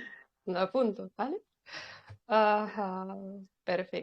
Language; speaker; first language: Spanish; non-native, fluent; Russian